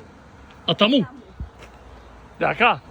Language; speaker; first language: Spanish; non-native, learner; Albanian